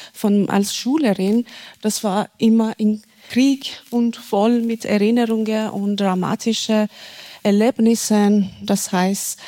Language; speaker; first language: German; non-native, fluent; Persian